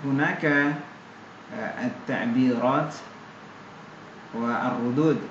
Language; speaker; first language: Arabic; non-native, fluent; Indonesian